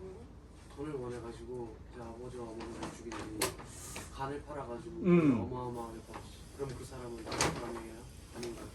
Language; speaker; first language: Korean; early bilingual, heritage; Korean